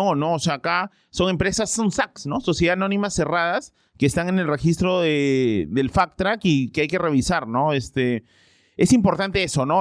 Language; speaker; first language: Spanish; native; Spanish